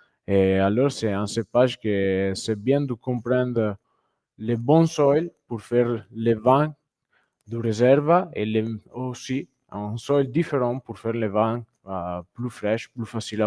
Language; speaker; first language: French; non-native, fluent; Italian